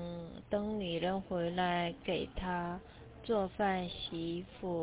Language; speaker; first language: Chinese; non-native, learner; Korean